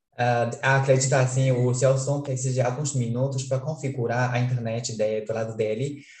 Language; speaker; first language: Portuguese; non-native, fluent; Chinese